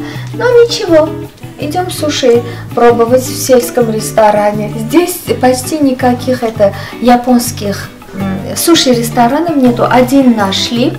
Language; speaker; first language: Russian; non-native, fluent; Armenian